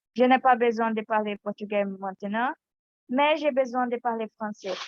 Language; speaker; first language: French; non-native, learner; Portuguese